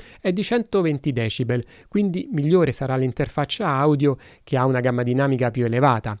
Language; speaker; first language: Italian; native; Italian